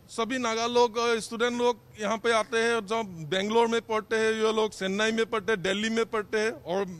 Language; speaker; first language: Hindi; non-native, local second language; Assamese